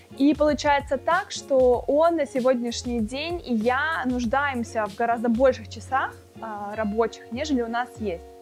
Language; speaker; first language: Russian; native; Russian